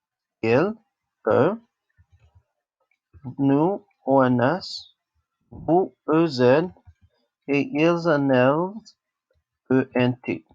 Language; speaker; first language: French; non-native, local second language; English